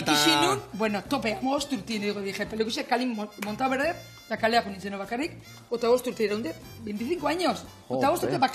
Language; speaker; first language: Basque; native; Basque